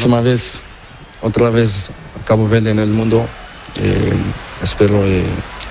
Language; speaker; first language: Spanish; non-native, learner; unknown